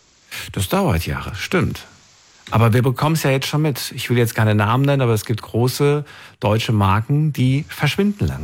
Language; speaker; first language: German; native; German